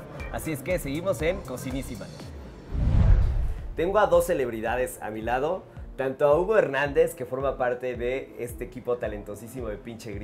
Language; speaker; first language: Spanish; native; Spanish